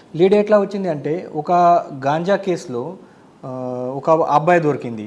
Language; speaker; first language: Telugu; non-native, fluent; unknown